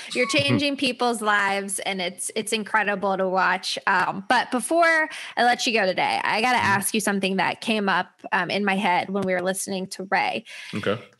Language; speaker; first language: English; native; English